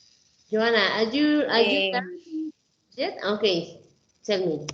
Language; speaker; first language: English; non-native, learner; Spanish